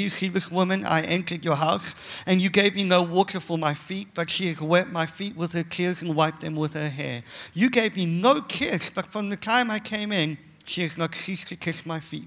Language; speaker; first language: English; native; English